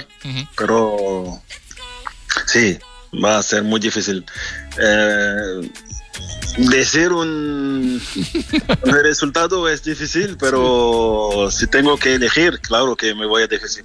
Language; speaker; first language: Spanish; non-native, fluent; French